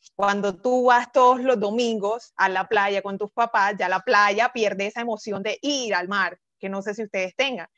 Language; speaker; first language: Spanish; native; Spanish